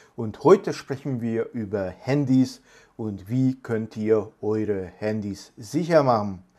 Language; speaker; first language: German; non-native, fluent; Hungarian